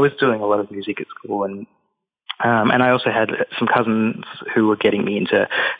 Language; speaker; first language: English; native; English